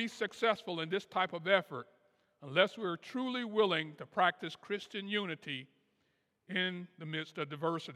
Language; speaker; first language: English; native; English